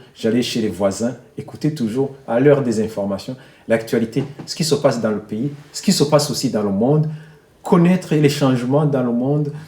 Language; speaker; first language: French; non-native, local second language; Rundi